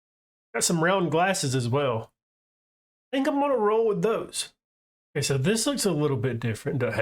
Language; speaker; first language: English; native; English